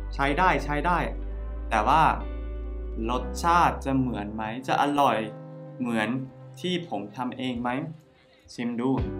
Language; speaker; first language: Thai; non-native, fluent; English